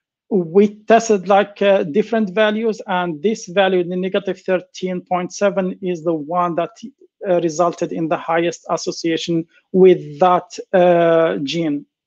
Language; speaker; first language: English; non-native, fluent; Arabic